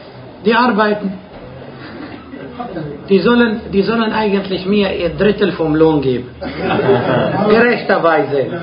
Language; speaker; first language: German; non-native, fluent; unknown